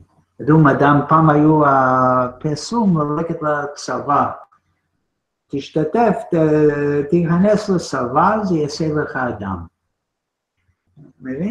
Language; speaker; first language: Hebrew; non-native, fluent; English